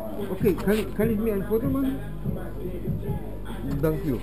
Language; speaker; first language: German; non-native, learner; Polish